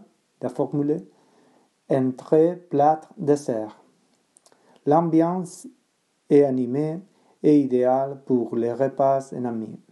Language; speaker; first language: French; non-native, learner; Spanish